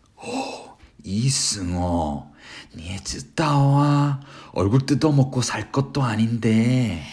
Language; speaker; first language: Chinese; non-native, fluent; Korean